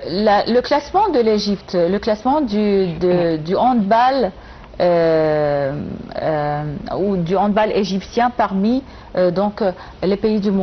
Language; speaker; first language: French; non-native, fluent; Arabic